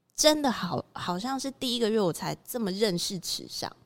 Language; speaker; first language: Chinese; native; Chinese